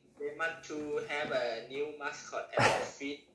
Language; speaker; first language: English; non-native, learner; Thai